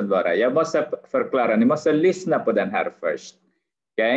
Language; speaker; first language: Swedish; non-native, fluent; Arabic